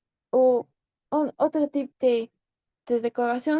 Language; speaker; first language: French; non-native, learner; Spanish